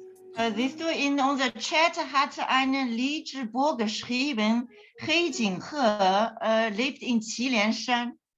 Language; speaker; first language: German; non-native, fluent; Chinese